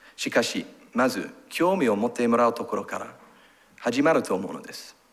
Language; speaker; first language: Japanese; non-native, learner; English